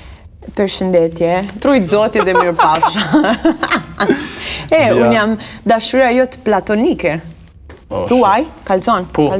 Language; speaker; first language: Albanian; early bilingual, heritage; Albanian